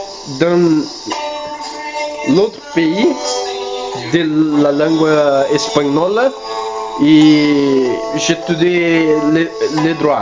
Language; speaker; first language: French; non-native, learner; Spanish